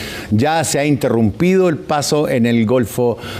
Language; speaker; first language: Spanish; native; Spanish